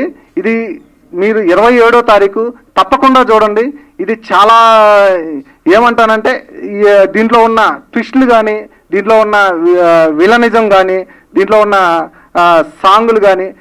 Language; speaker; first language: Telugu; native; Telugu